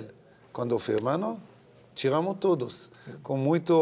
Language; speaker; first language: Portuguese; non-native, learner; Hebrew